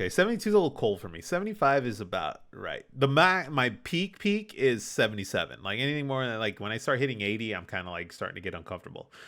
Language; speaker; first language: English; native; English